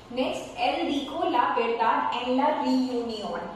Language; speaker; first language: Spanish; non-native, fluent; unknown